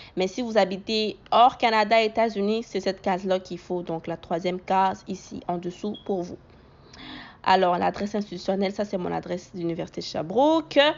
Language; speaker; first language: French; native; French